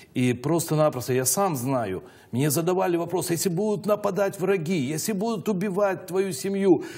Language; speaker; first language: Russian; native; Russian